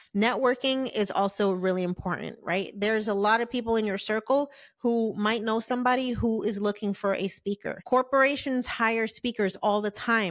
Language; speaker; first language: English; native; English